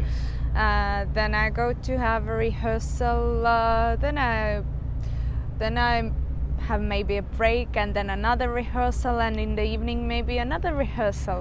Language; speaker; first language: English; non-native, fluent; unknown